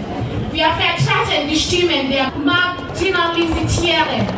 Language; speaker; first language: German; non-native, learner; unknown